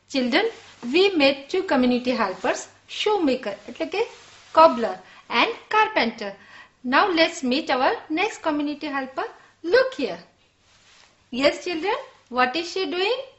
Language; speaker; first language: English; non-native, local second language; Gujarati